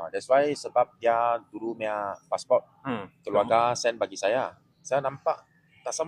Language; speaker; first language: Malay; non-native, local second language; Chinese